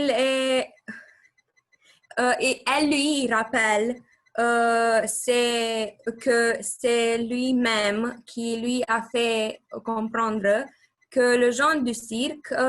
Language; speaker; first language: French; non-native, learner; Romanian